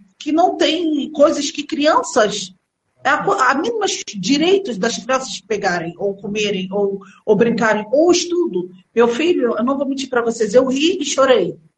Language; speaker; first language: Portuguese; early bilingual, other home language; Arabic